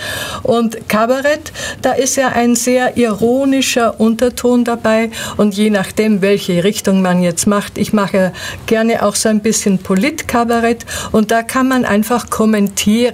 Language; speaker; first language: German; native; German